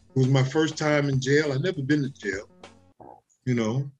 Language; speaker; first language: English; native; English